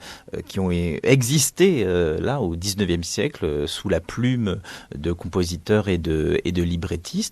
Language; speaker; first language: French; native; French